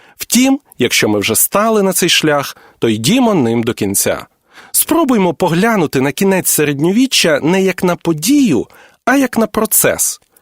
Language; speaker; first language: Ukrainian; native; Ukrainian